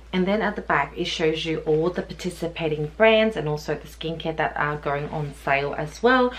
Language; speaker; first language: English; native; English